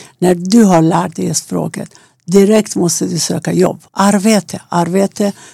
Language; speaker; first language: Swedish; non-native, fluent; Persian